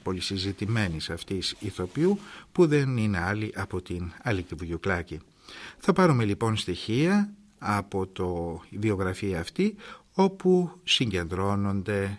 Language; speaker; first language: Greek; native; Greek